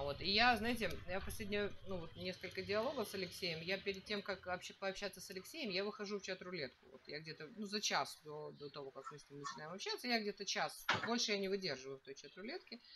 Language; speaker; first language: Russian; native; Russian